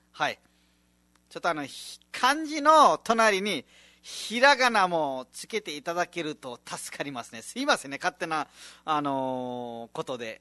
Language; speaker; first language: Japanese; non-native, fluent; Nepali